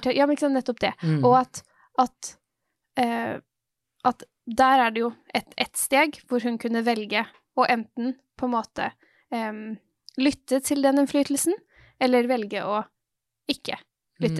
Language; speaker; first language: Norwegian; native; Norwegian